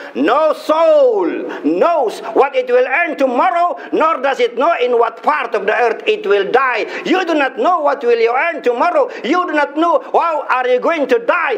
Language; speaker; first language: English; non-native, local second language; Filipino